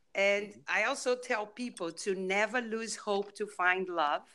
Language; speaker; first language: English; non-native, fluent; Portuguese